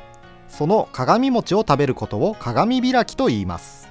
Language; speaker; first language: Japanese; native; Japanese